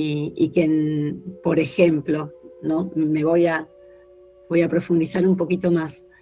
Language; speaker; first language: Spanish; native; Spanish